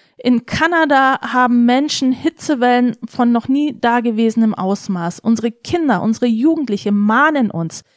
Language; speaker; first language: German; early bilingual, other home language; Turkish